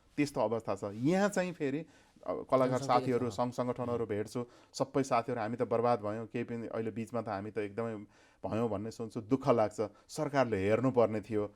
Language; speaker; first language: Nepali; native; Nepali